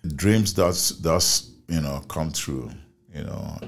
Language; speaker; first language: English; non-native, local second language; Igbo